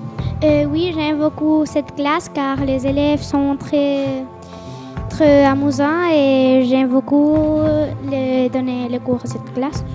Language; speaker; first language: French; non-native, learner; Spanish